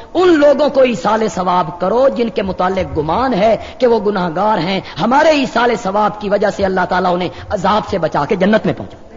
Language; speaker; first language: Urdu; non-native, local second language; Punjabi